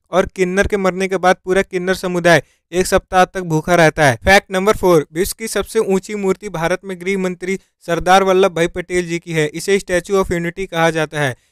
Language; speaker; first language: Hindi; native; Hindi